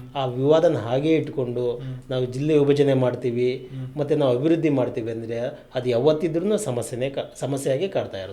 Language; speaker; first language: Kannada; native; Kannada